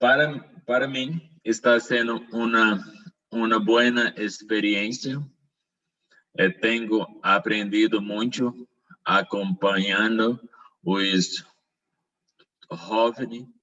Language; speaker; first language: Portuguese; non-native, learner; Spanish